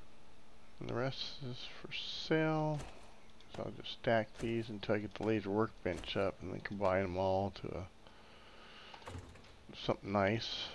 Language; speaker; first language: English; native; English